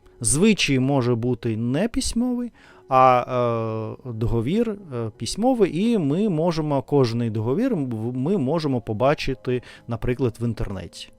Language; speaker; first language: Ukrainian; non-native, fluent; Russian